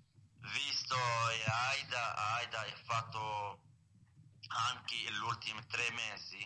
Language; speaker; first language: Italian; non-native, learner; Arabic